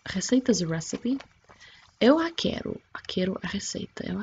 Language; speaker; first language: Portuguese; non-native, fluent; English